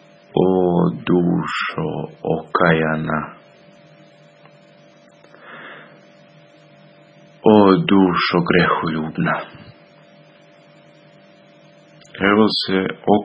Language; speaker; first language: Serbian; native; Serbian